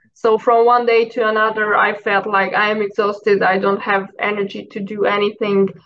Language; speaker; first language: English; non-native, fluent; Hungarian